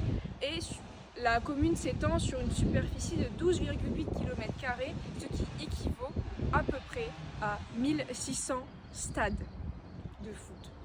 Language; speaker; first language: French; native; French